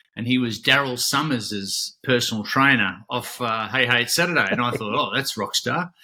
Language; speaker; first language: English; native; English